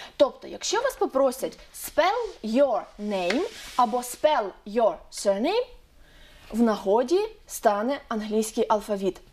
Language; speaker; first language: Ukrainian; native; Ukrainian